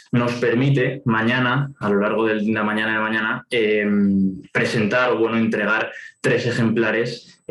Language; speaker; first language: Spanish; native; Spanish